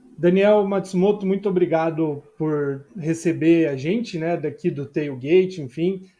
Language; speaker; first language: Portuguese; native; Portuguese